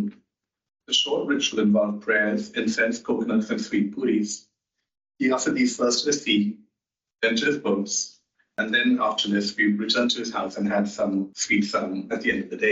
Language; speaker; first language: English; non-native, local second language; Hindi